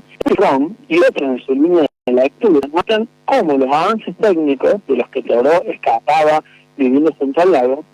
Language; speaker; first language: Spanish; native; Spanish